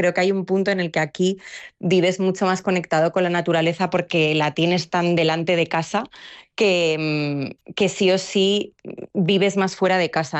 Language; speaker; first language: Spanish; native; Spanish